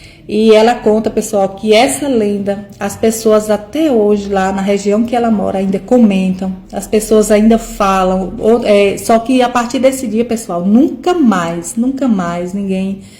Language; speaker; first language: Portuguese; native; Portuguese